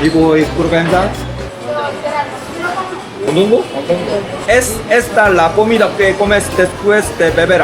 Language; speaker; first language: Spanish; non-native, learner; Korean